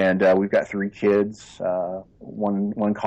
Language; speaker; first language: English; native; English